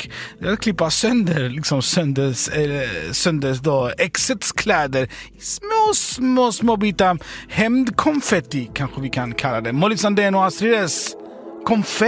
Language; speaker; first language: Swedish; native; Swedish